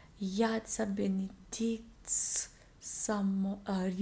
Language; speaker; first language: Russian; non-native, learner; English